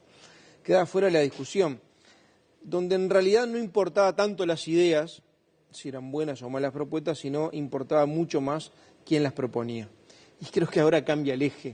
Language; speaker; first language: Spanish; native; Spanish